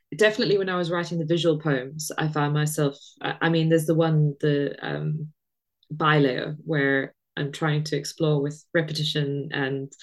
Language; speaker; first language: English; native; English